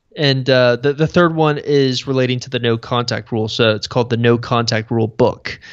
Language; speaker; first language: English; native; English